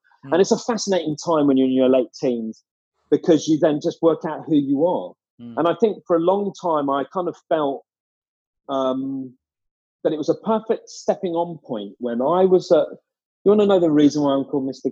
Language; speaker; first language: English; native; English